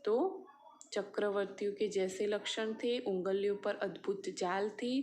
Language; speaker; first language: Hindi; non-native, local second language; Gujarati